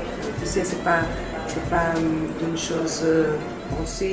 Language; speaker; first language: French; non-native, learner; Portuguese